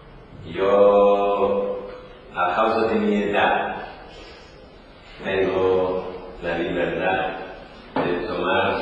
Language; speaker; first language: Spanish; non-native, learner; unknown